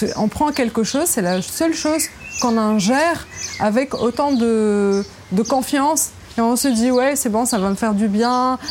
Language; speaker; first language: French; non-native, local second language; Arabic